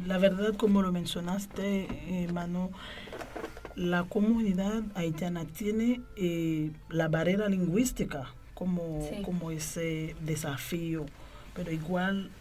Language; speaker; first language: Spanish; non-native, fluent; Haitian Creole